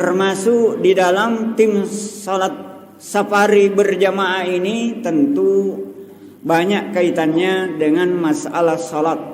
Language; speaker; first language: Indonesian; non-native, local second language; Buginese